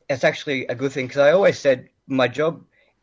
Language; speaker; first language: English; native; English